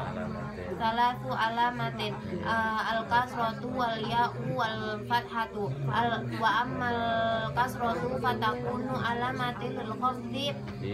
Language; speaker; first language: Arabic; non-native, learner; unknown